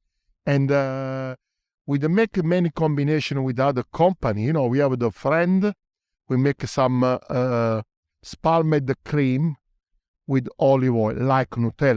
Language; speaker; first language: English; non-native, learner; Italian